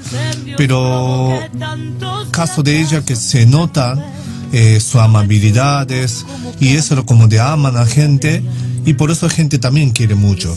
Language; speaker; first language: Spanish; non-native, learner; Japanese